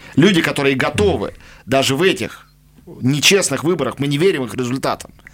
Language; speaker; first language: Russian; native; Russian